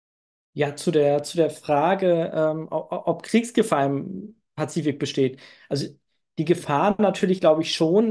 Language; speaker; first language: German; native; German